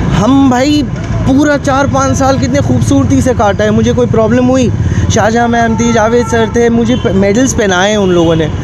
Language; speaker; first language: Hindi; non-native, local second language; Manipuri